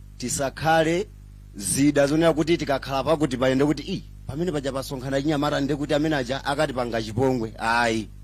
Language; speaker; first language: Nyanja; non-native, local second language; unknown